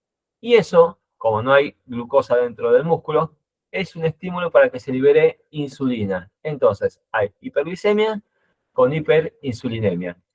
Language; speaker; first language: Spanish; native; Spanish